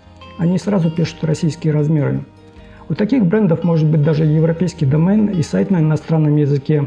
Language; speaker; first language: Russian; native; Russian